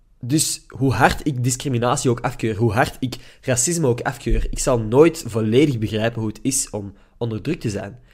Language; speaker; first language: Dutch; native; Dutch